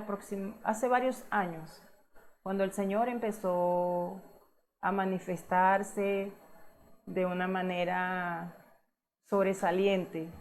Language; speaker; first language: Spanish; native; Spanish